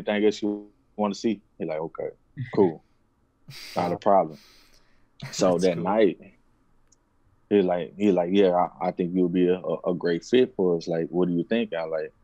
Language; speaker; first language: English; native; English